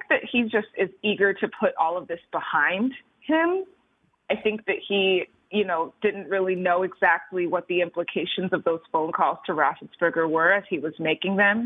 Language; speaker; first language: English; native; English